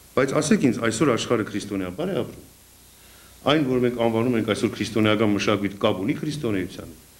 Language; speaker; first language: Armenian; native; Armenian